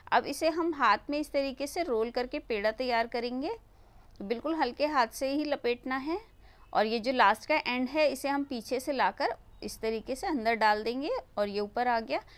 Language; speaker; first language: Hindi; native; Hindi